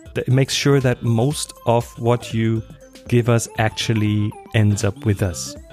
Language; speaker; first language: English; non-native, fluent; German